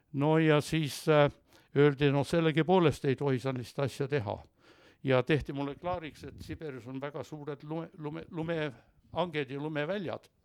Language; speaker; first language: Estonian; early bilingual, heritage; Estonian